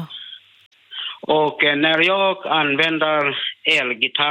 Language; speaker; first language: Swedish; non-native, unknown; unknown